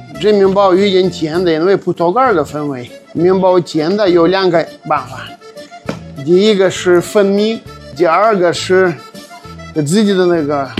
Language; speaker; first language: Chinese; non-native, learner; Russian